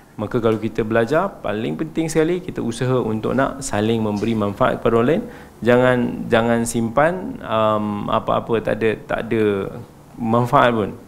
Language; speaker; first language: Malay; native; Malay